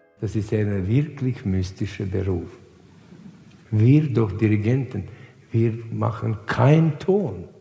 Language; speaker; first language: German; non-native, fluent; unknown